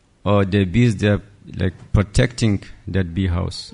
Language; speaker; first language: English; non-native, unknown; Lithuanian